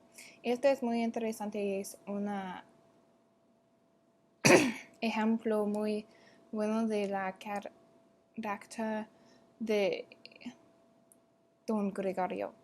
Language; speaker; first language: Spanish; non-native, learner; English